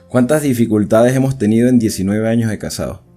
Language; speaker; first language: Spanish; native; Spanish